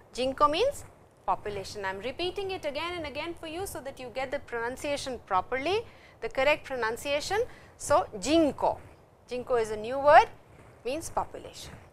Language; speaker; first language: English; non-native, local second language; Hindi